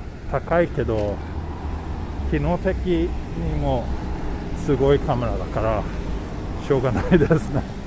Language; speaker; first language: Japanese; non-native, fluent; Swedish